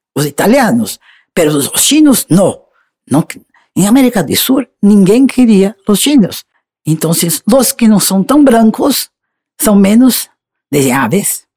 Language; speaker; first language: Spanish; non-native, learner; Portuguese